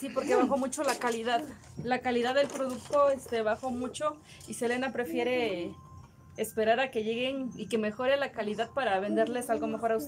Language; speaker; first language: Spanish; native; Spanish